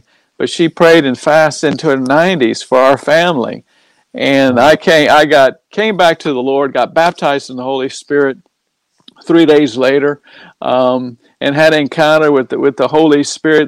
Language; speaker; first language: English; native; English